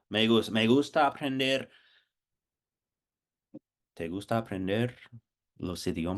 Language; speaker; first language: Spanish; non-native, fluent; English